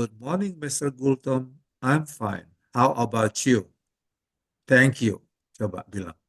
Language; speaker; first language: English; non-native, fluent; Indonesian